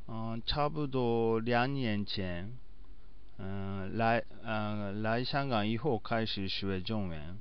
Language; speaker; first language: Chinese; non-native, learner; Japanese